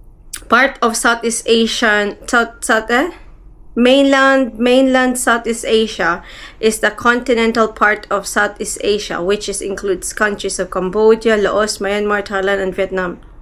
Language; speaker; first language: English; non-native, local second language; Cebuano